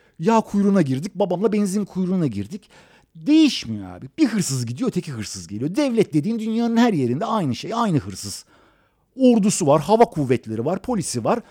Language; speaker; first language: Turkish; early bilingual, other home language; Persian